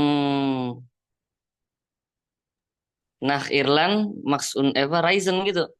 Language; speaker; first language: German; non-native, learner; Indonesian